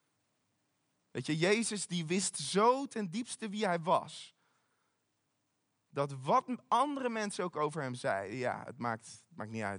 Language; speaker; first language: Dutch; native; Dutch